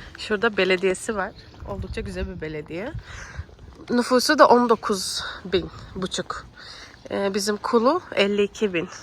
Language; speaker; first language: Turkish; early bilingual, heritage; Turkish